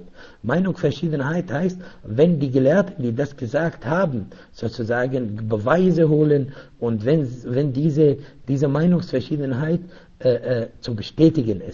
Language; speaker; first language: German; non-native, fluent; Arabic